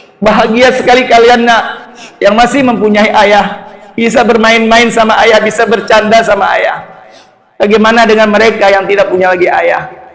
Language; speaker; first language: Indonesian; non-native, local second language; Achinese